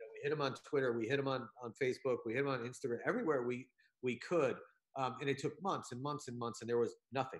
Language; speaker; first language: English; native; English